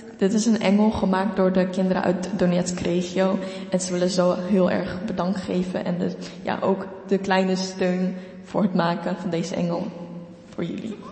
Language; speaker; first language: Dutch; non-native, fluent; Ukrainian